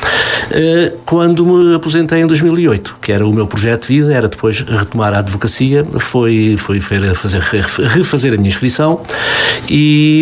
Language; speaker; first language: Portuguese; native; Portuguese